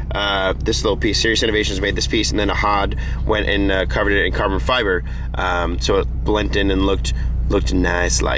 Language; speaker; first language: English; native; English